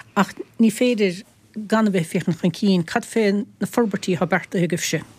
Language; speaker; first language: Irish; native; Irish